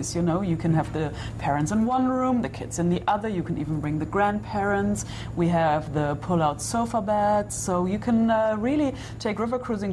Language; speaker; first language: English; non-native, fluent; German